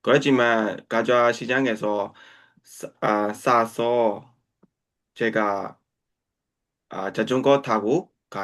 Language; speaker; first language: Korean; non-native, learner; Burmese